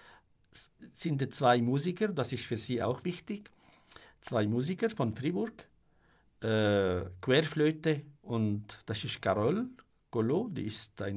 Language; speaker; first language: German; non-native, fluent; Arabic